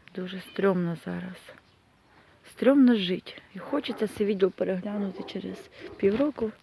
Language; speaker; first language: Ukrainian; non-native, local second language; Russian